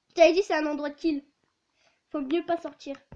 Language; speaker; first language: French; native; French